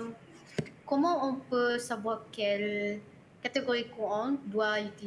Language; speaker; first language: French; non-native, learner; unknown